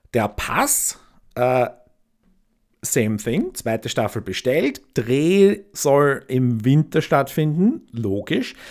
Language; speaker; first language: German; native; German